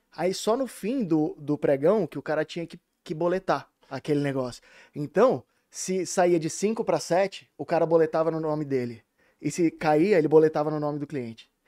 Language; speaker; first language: Portuguese; native; Portuguese